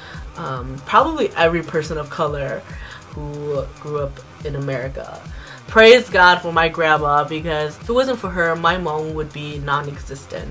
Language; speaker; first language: English; early bilingual, other home language; Hmong